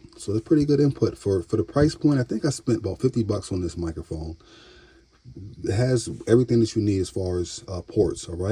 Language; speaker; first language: English; native; English